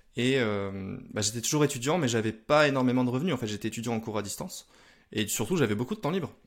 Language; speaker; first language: French; native; French